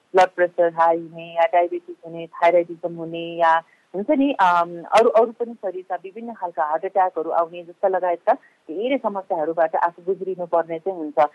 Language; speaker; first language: Nepali; native; Nepali